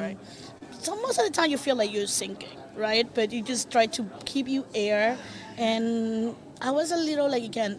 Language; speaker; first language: English; non-native, fluent; Spanish